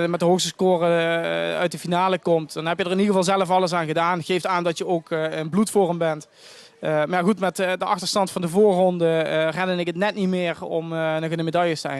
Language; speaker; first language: Dutch; native; Dutch